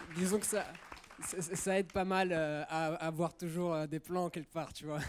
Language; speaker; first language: French; early bilingual, other home language; Italian